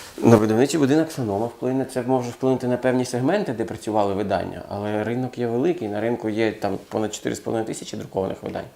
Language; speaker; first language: Ukrainian; non-native, local second language; Russian